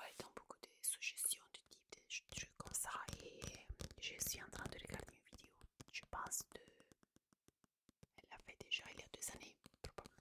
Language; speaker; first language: French; non-native, fluent; Italian